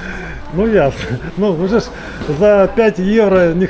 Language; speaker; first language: Russian; native; Russian